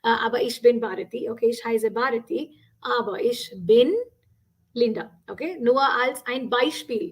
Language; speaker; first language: German; non-native, fluent; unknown